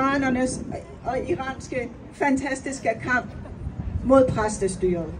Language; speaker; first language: Danish; non-native, fluent; Persian